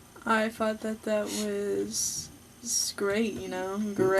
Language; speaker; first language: English; native; English